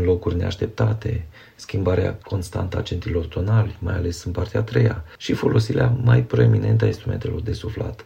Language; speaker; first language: Romanian; native; Romanian